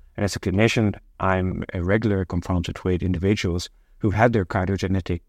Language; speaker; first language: English; non-native, fluent; Norwegian